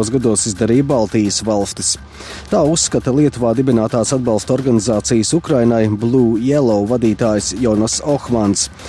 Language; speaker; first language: Latvian; native; Latvian